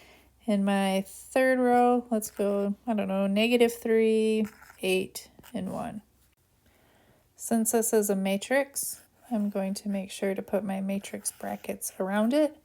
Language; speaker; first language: English; native; English